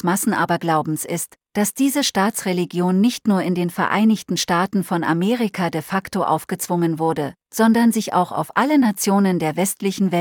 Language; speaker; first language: German; native; German